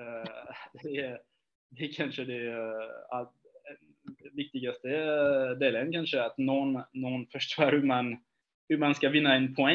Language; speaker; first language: Swedish; non-native, fluent; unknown